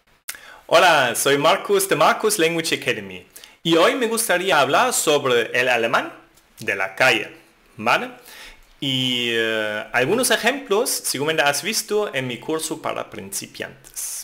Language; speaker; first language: Spanish; non-native, fluent; German